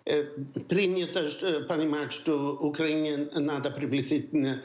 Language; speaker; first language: Russian; non-native, fluent; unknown